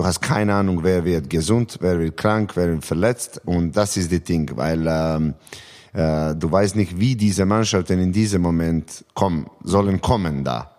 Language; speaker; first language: German; non-native, learner; Serbian